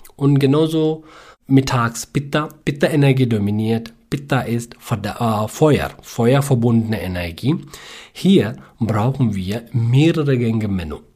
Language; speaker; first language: German; non-native, learner; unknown